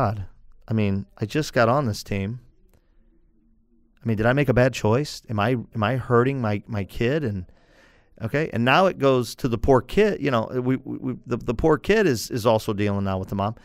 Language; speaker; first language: English; native; English